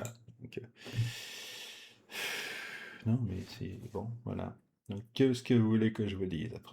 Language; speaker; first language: French; native; French